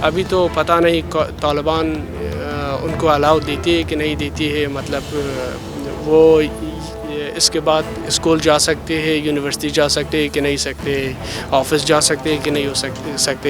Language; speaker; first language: Hindi; non-native, fluent; Persian